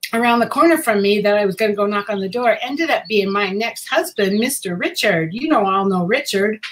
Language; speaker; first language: English; native; English